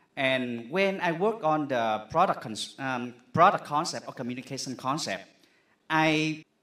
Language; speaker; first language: English; non-native, fluent; Vietnamese